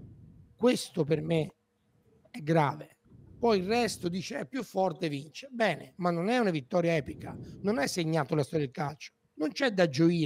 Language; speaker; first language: Italian; native; Italian